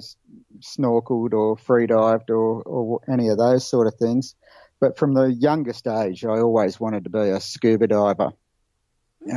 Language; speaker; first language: English; native; English